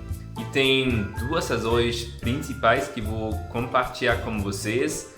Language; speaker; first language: Portuguese; non-native, fluent; German